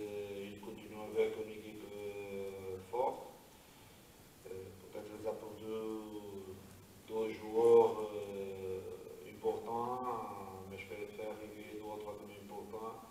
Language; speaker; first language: French; non-native, learner; Portuguese